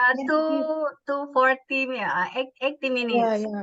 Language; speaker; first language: English; non-native, learner; Indonesian